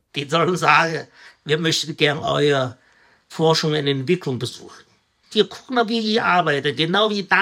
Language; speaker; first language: German; non-native, fluent; Chinese